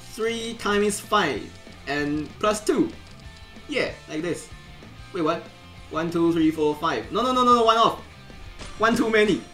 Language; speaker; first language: English; non-native, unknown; Chinese